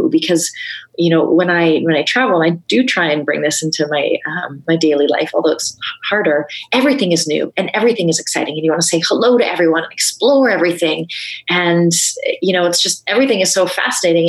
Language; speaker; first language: English; native; English